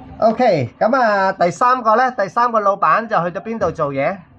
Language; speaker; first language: Cantonese; native; Cantonese